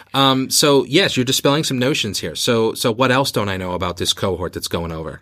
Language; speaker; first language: English; native; English